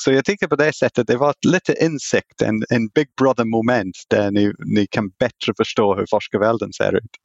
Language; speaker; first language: Swedish; non-native, fluent; English